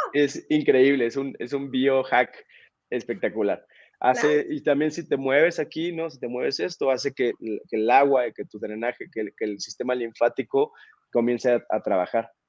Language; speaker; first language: Spanish; native; Spanish